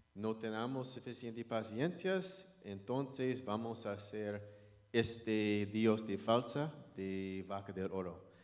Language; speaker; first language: Spanish; non-native, learner; English